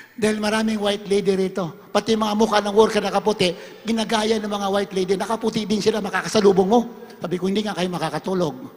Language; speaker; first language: Filipino; non-native, local second language; Hiligaynon